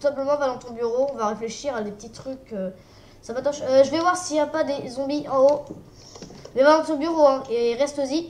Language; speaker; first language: French; native; French